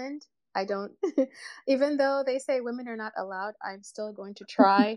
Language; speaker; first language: English; non-native, local second language; Ganda